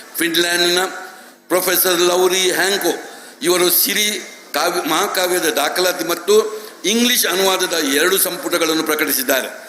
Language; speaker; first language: Kannada; non-native, local second language; Tulu